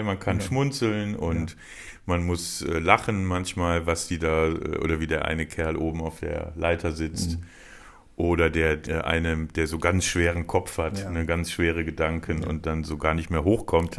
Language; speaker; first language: German; native; German